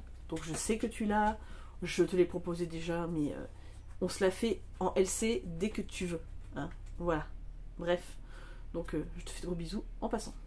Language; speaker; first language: French; native; French